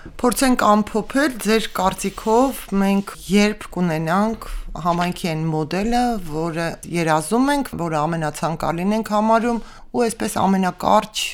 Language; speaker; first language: Armenian; native; Armenian